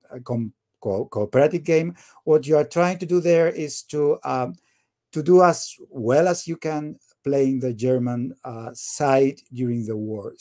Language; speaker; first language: English; non-native, fluent; Spanish